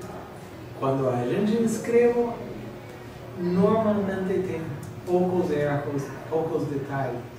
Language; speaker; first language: Portuguese; non-native, learner; English